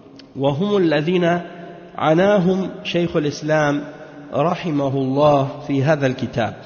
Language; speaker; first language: Arabic; non-native, fluent; French